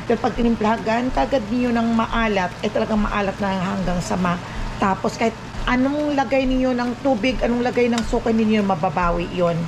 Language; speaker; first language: Filipino; non-native, local second language; Aklanon